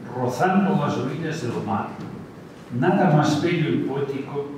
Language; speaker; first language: Spanish; non-native, local second language; Catalan